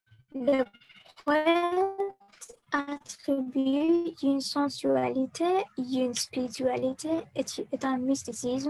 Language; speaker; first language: French; non-native, learner; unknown